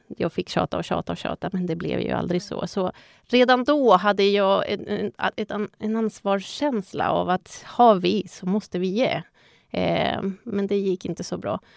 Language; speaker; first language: Swedish; non-native, fluent; Spanish